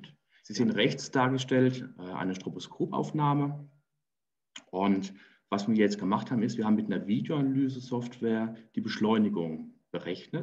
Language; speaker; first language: German; native; German